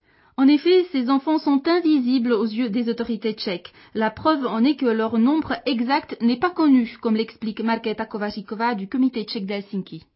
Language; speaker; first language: French; native; French